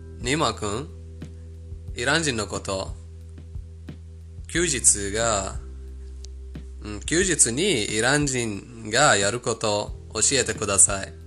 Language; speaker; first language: Japanese; non-native, fluent; Persian